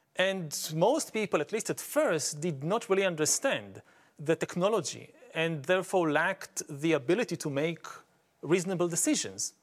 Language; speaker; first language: English; non-native, fluent; Hebrew